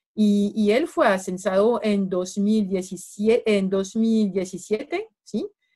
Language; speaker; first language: Spanish; non-native, fluent; French